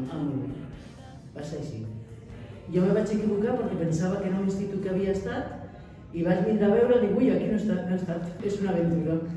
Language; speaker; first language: Catalan; non-native, local second language; Spanish